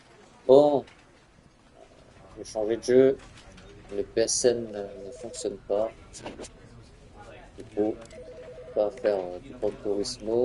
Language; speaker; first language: French; native; French